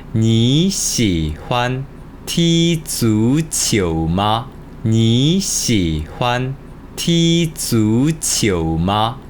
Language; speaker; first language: Chinese; non-native, fluent; Korean